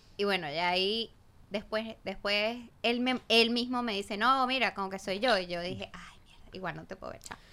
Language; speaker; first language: Spanish; native; Spanish